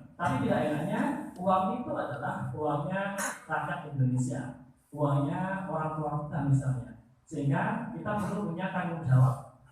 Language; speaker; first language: Indonesian; non-native, local second language; Madurese